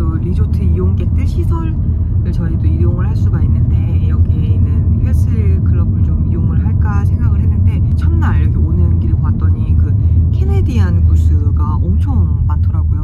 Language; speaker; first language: Korean; native; Korean